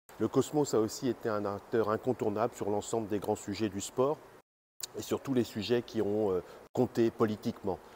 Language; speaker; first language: French; native; French